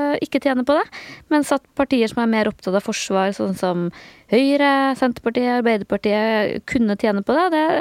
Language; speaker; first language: Norwegian; native; Norwegian